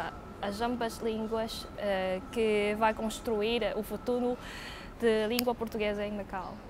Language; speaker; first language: Portuguese; non-native, fluent; Cantonese